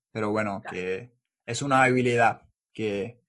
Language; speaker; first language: Spanish; non-native, learner; English